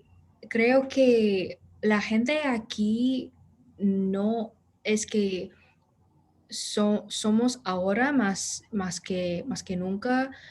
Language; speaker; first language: Spanish; non-native, fluent; English